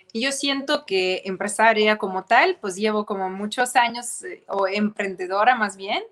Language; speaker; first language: Spanish; non-native, fluent; Ukrainian